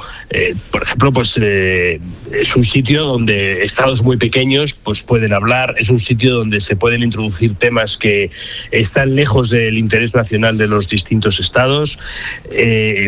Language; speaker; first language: Spanish; native; Spanish